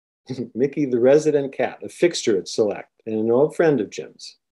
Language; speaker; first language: English; native; English